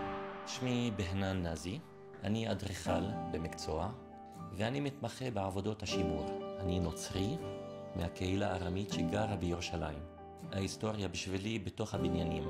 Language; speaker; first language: Hebrew; non-native, local second language; Aramaic